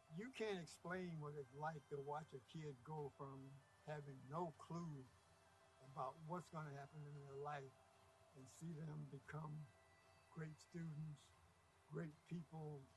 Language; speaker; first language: English; native; English